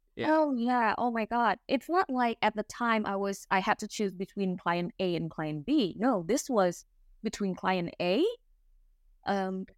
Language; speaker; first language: English; non-native, fluent; Indonesian